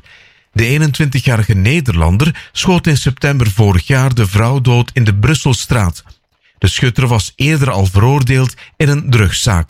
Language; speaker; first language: Dutch; native; Dutch